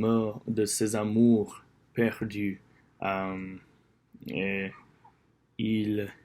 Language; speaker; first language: French; non-native, learner; English